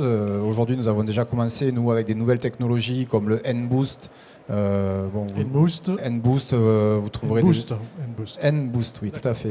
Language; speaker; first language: French; native; French